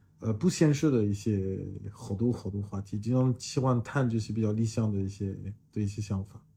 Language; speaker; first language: Chinese; non-native, fluent; French